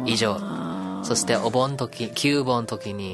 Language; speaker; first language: Japanese; non-native, learner; English